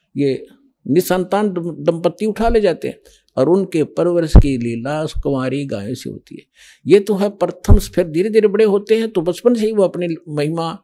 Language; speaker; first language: Hindi; native; Hindi